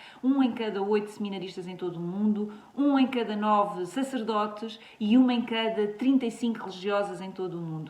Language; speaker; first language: Portuguese; native; Portuguese